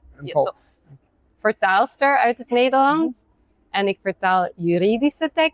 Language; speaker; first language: Dutch; non-native, fluent; Polish